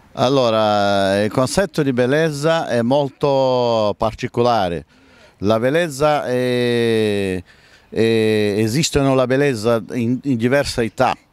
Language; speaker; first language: Italian; non-native, fluent; Portuguese